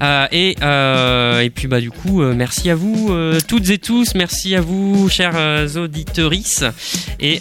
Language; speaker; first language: French; native; French